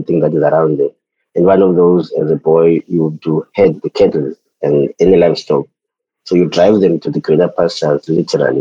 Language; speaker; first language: English; non-native, local second language; Xhosa